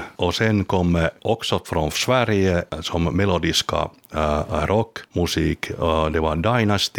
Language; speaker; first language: Swedish; non-native, local second language; Finnish